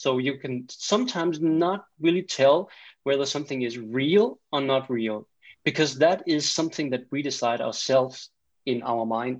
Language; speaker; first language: English; non-native, fluent; Danish